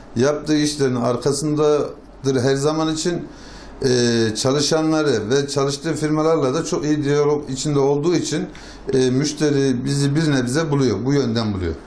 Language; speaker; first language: Turkish; native; Turkish